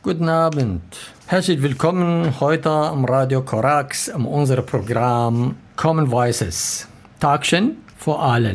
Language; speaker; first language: German; non-native, learner; Arabic